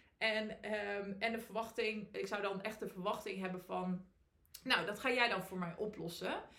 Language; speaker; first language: Dutch; native; Dutch